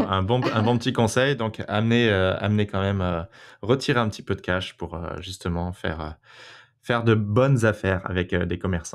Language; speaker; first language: French; native; French